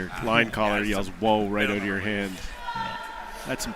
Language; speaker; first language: English; native; English